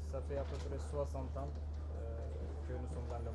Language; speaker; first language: French; non-native, fluent; Turkish